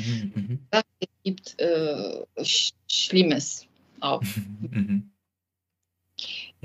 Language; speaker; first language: German; non-native, learner; French